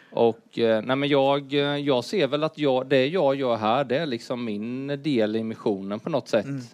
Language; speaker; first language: Swedish; native; Swedish